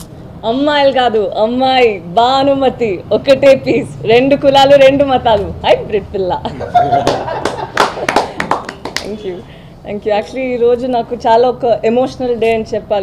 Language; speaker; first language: Telugu; non-native, learner; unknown